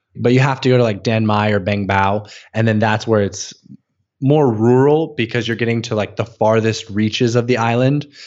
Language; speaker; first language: English; native; English